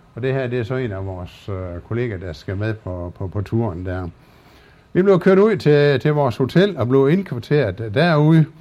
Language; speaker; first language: Danish; native; Danish